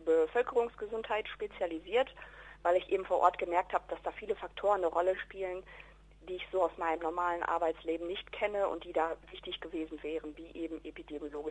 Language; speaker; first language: German; native; German